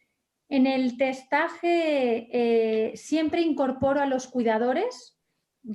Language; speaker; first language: Spanish; native; Spanish